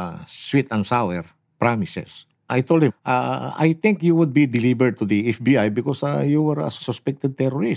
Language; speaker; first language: English; non-native, local second language; Pangasinan